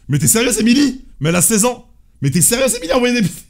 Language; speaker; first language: French; native; French